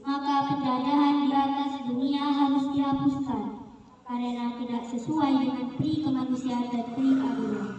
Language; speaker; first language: Indonesian; native; Indonesian